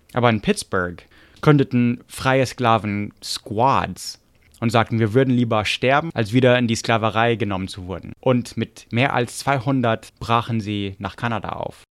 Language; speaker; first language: German; non-native, fluent; English